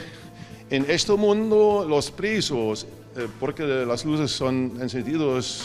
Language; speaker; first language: Spanish; non-native, fluent; German